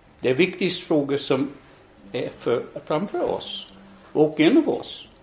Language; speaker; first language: Swedish; non-native, fluent; English